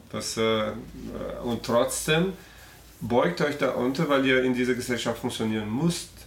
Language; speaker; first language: German; non-native, fluent; Portuguese